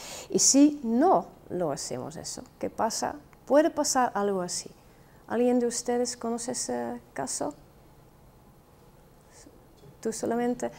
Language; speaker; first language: Spanish; non-native, fluent; Dutch